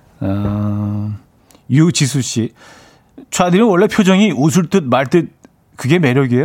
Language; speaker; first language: Korean; native; Korean